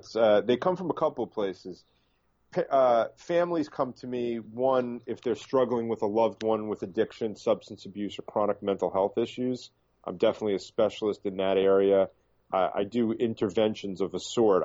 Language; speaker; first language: English; native; English